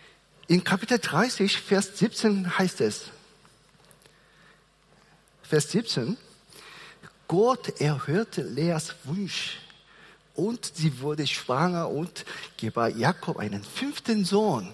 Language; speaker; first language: German; non-native, fluent; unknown